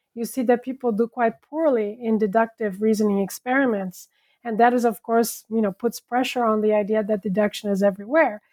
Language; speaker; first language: English; non-native, fluent; Portuguese